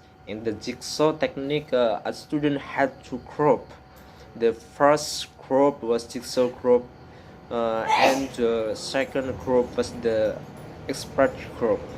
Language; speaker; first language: English; non-native, learner; Indonesian